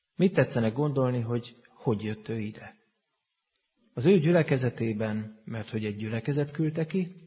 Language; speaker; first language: Hungarian; native; Hungarian